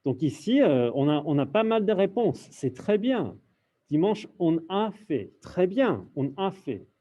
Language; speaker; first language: French; non-native, fluent; English